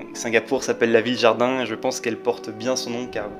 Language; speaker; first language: French; native; French